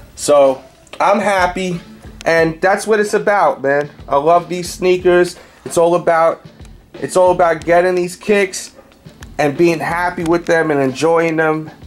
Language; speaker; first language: English; native; English